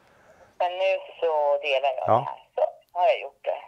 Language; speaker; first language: Swedish; native; Swedish